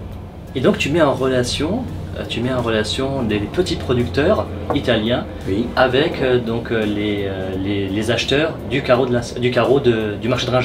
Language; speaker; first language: French; native; French